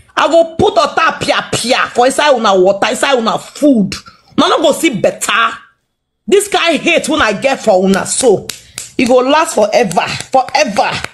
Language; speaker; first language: Nigerian Pidgin; non-native, local second language; Igbo